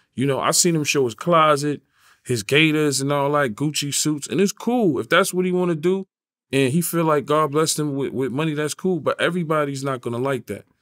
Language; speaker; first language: English; native; English